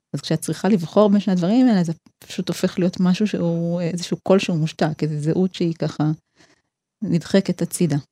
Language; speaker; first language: Hebrew; early bilingual, other home language; Amharic